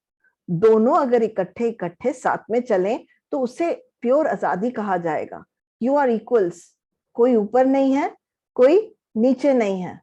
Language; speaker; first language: Hindi; native; Hindi